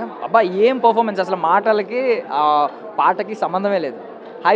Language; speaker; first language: Telugu; native; Telugu